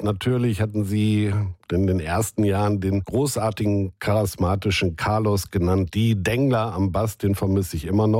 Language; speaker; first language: German; native; German